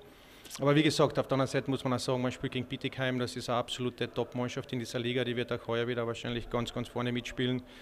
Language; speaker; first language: German; native; German